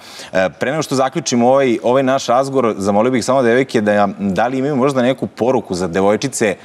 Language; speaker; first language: Croatian; native; Croatian